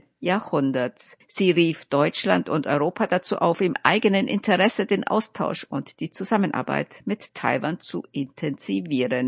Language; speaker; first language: German; native; German